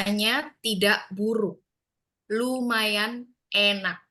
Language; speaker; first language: Indonesian; non-native, fluent; Japanese